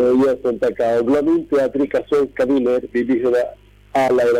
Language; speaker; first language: Swedish; non-native, fluent; Spanish